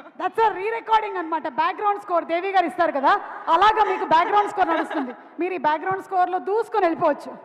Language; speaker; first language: Telugu; native; Telugu